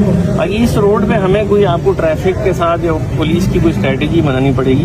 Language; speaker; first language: Urdu; native; Urdu